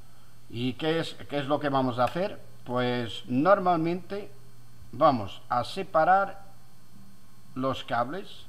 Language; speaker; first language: Spanish; non-native, fluent; Portuguese